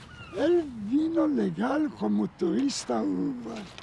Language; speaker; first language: Spanish; non-native, learner; Yiddish